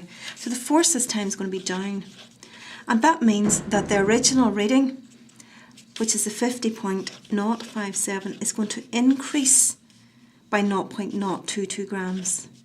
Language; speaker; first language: English; native; English